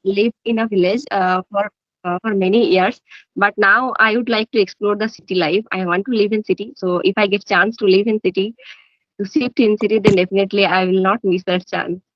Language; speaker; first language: English; non-native, learner; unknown